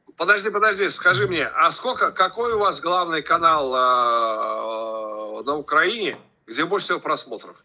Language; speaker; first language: Russian; native; Russian